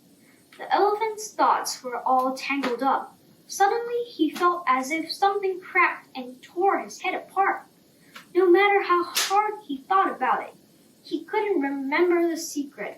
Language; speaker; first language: English; non-native, fluent; Korean